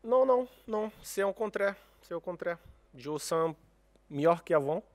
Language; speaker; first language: French; non-native, fluent; Portuguese